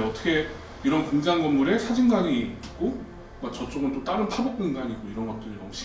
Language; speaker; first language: Korean; native; Korean